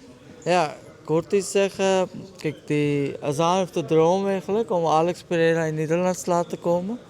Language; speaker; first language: Dutch; non-native, learner; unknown